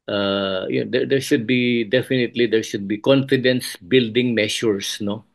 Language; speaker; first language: English; non-native, local second language; Filipino